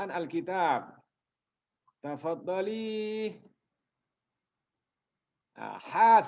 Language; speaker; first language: Arabic; non-native, fluent; Indonesian